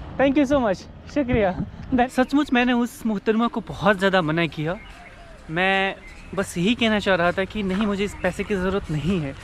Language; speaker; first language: Hindi; native; Hindi